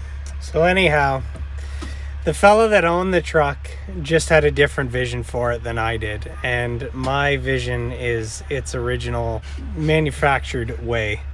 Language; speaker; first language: English; native; English